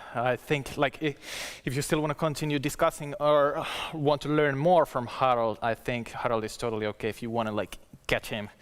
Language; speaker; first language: English; non-native, fluent; Finnish